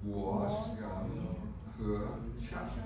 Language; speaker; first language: Chinese; non-native, learner; English